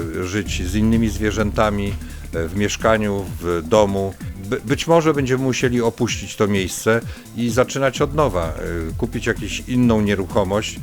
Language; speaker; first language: Polish; native; Polish